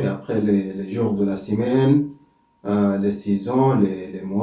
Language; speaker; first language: French; non-native, learner; Arabic